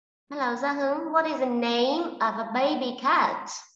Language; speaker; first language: English; non-native, fluent; Vietnamese